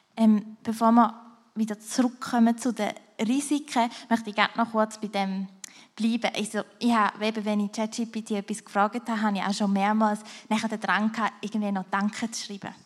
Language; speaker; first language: German; native; German